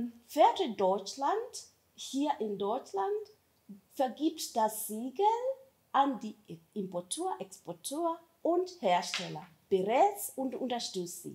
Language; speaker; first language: German; non-native, fluent; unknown